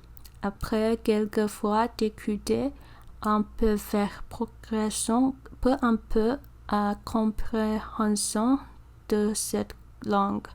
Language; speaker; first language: French; non-native, learner; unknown